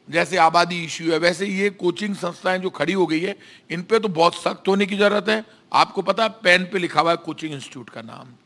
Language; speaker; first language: Hindi; native; Hindi